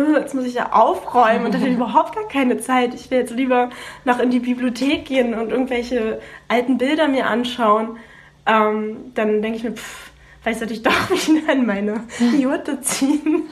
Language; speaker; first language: German; native; German